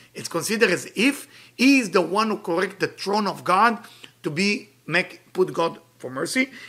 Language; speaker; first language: English; non-native, fluent; Hebrew